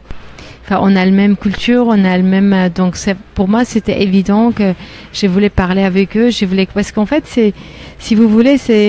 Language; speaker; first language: French; non-native, fluent; Armenian